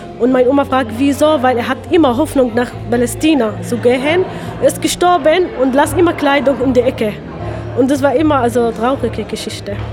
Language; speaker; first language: German; non-native, learner; Arabic